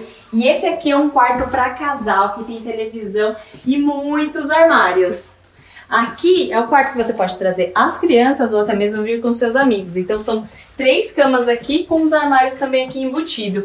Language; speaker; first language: Portuguese; native; Portuguese